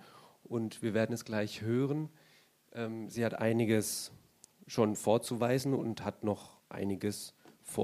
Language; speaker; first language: German; native; German